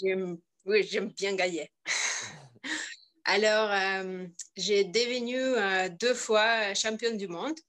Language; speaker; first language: French; non-native, learner; Russian